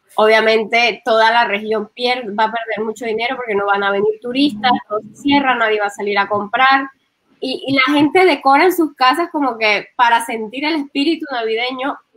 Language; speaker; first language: Spanish; native; Spanish